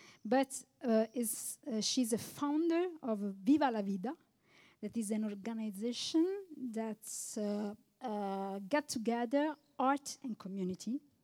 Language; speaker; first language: English; non-native, fluent; Italian